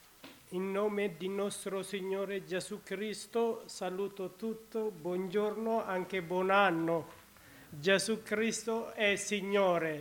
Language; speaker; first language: Italian; non-native, learner; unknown